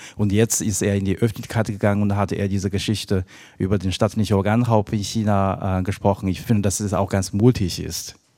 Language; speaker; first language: German; non-native, fluent; Chinese